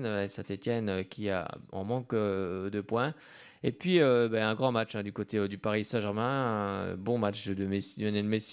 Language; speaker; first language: French; native; French